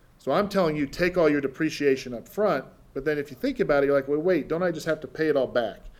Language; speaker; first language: English; native; English